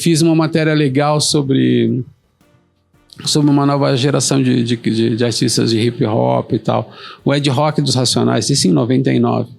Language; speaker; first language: Portuguese; native; Portuguese